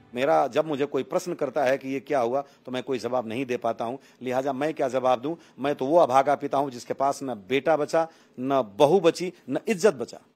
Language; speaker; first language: Hindi; native; Hindi